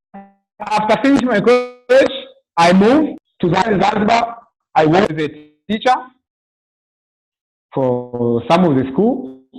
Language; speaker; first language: English; non-native, local second language; Swahili